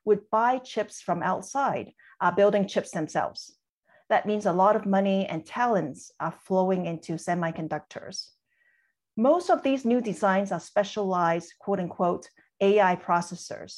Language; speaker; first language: English; non-native, local second language; Cantonese